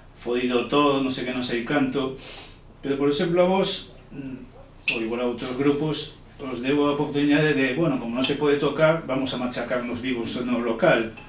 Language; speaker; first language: Galician; non-native, local second language; Spanish